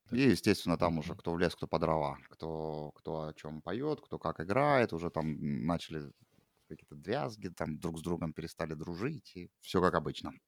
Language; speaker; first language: Russian; native; Russian